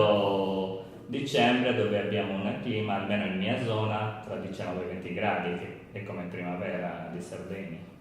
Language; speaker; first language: Italian; non-native, learner; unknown